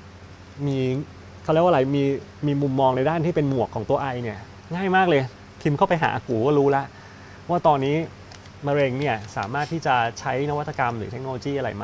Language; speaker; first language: Thai; native; Thai